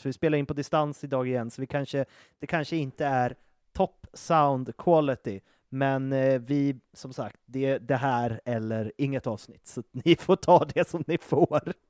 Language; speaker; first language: Swedish; native; Swedish